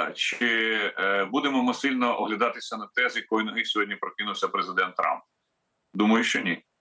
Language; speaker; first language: Ukrainian; native; Ukrainian